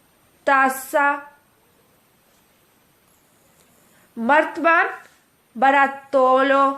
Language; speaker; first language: Italian; non-native, fluent; Urdu